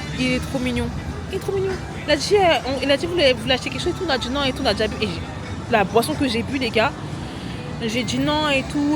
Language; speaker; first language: French; native; French